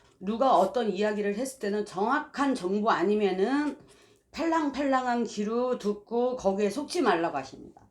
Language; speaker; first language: Korean; native; Korean